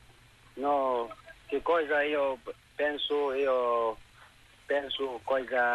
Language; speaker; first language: Italian; non-native, learner; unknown